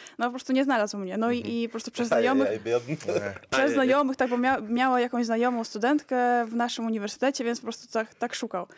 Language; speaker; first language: Polish; early bilingual, heritage; Polish